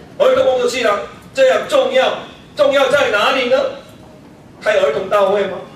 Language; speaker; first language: Chinese; non-native, fluent; Korean